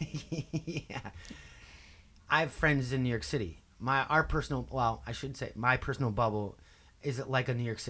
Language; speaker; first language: English; native; English